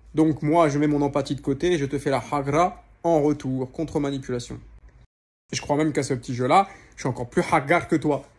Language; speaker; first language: French; native; French